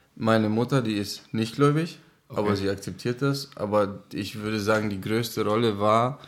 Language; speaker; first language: German; non-native, fluent; Czech